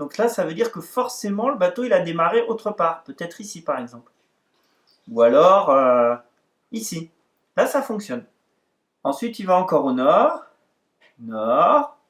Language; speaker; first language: French; native; French